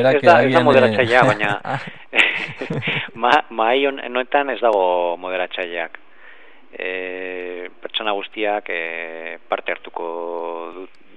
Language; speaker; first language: Basque; non-native, learner; Spanish